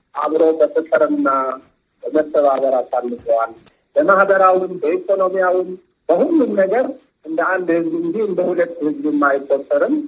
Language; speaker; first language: Amharic; non-native, local second language; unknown